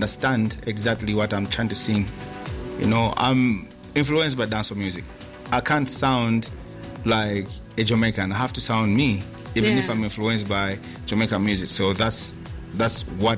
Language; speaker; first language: English; non-native, local second language; Nyanja